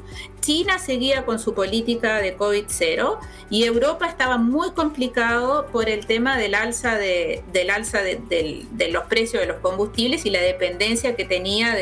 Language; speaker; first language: Spanish; native; Spanish